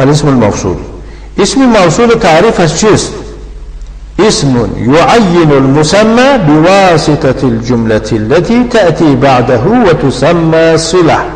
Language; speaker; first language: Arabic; non-native, fluent; Tajik